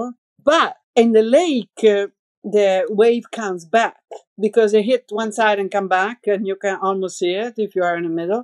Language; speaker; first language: English; non-native, fluent; Italian